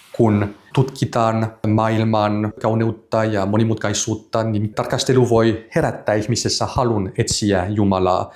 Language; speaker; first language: Finnish; non-native, fluent; French